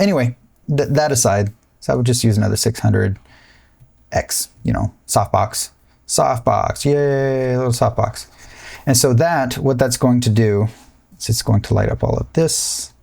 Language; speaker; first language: English; native; English